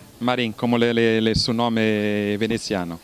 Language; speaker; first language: Italian; non-native, fluent; Portuguese